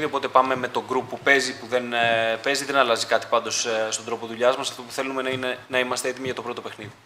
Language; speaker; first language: Greek; native; Greek